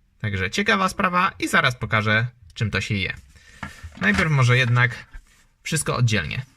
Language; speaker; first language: Polish; native; Polish